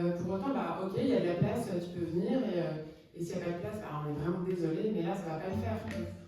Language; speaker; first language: French; native; French